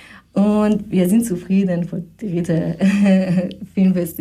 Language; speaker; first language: German; non-native, fluent; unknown